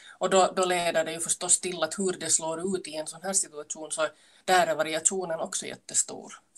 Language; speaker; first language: Swedish; native; Swedish